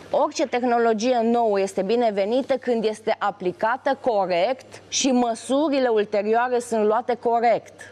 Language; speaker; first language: Romanian; native; Romanian